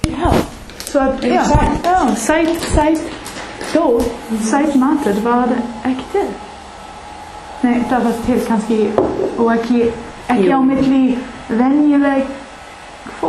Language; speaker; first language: Icelandic; non-native, learner; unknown